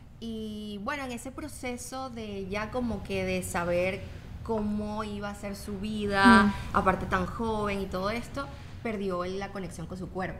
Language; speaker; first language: Spanish; native; Spanish